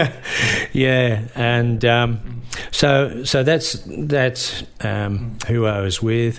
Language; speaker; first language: English; native; English